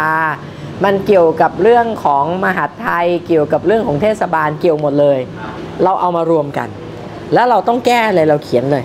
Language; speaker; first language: Thai; native; Thai